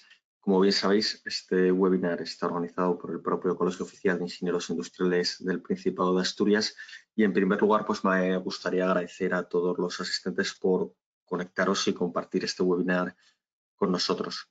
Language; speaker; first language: Spanish; native; Spanish